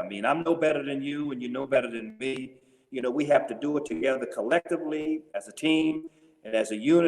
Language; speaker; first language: English; native; English